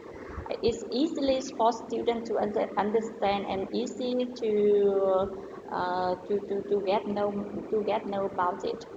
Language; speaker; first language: English; non-native, learner; Vietnamese